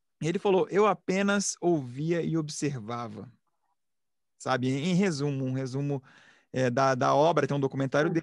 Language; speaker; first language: Portuguese; native; Portuguese